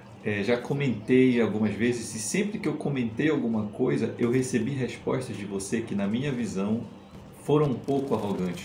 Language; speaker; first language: Portuguese; native; Portuguese